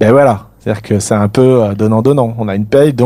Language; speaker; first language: French; native; French